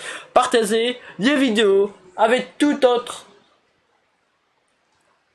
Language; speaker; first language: French; native; French